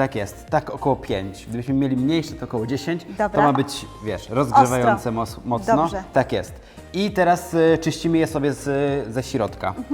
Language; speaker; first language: Polish; native; Polish